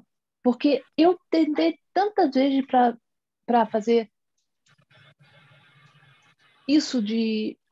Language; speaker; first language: Portuguese; non-native, learner; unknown